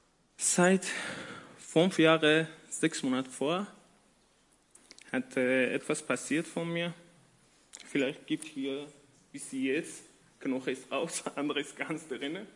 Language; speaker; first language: German; non-native, learner; Persian